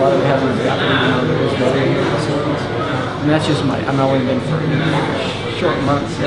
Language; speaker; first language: English; native; English